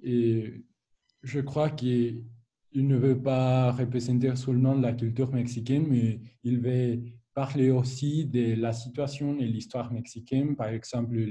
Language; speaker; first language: French; non-native, learner; Spanish